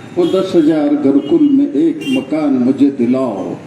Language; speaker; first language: Hindi; non-native, local second language; Marathi